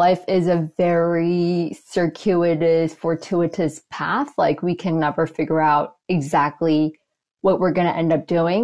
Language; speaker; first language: English; native; English